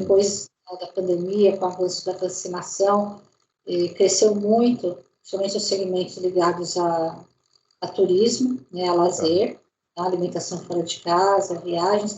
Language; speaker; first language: Portuguese; native; Portuguese